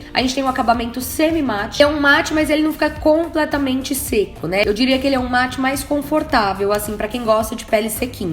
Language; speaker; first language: Portuguese; native; Portuguese